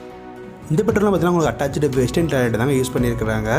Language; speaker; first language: Tamil; native; Tamil